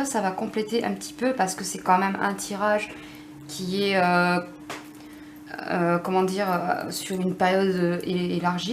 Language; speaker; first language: French; native; French